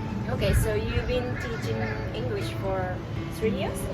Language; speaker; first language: English; non-native, learner; Japanese